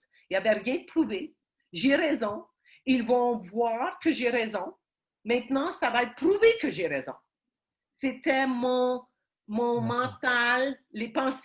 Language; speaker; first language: French; early bilingual, heritage; Ukrainian